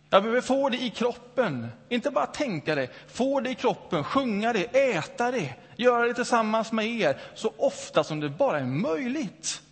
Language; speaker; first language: Swedish; native; Swedish